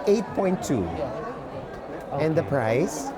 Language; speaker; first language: English; non-native, learner; Filipino